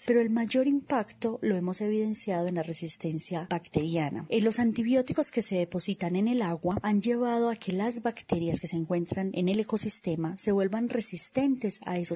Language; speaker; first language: Spanish; native; Spanish